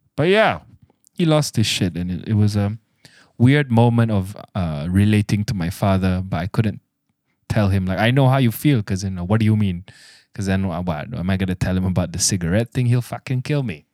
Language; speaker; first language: English; non-native, local second language; Malay